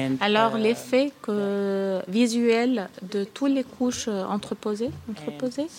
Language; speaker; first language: French; non-native, fluent; Arabic